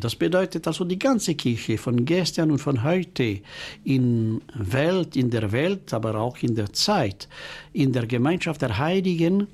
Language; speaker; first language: German; non-native, local second language; French